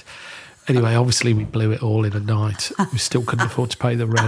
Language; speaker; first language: English; native; English